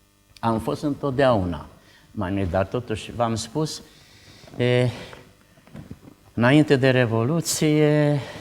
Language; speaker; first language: Romanian; non-native, local second language; Czech